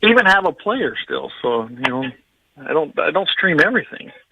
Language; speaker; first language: English; native; English